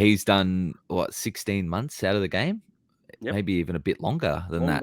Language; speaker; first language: English; native; English